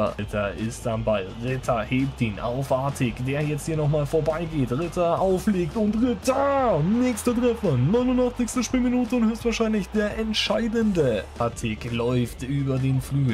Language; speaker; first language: German; native; German